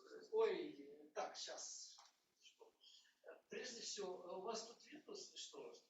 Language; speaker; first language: Russian; native; Russian